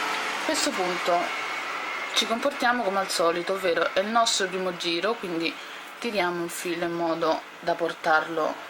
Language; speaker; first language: Italian; native; Italian